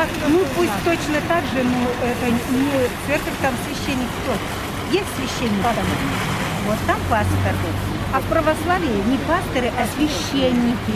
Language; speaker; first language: Russian; native; Russian